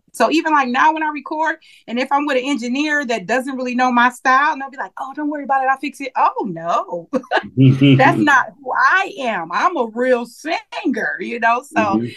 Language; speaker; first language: English; native; English